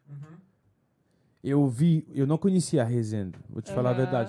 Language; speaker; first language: Portuguese; non-native, fluent; French